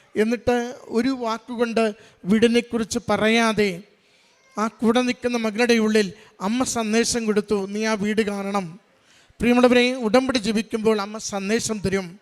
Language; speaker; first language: Malayalam; native; Malayalam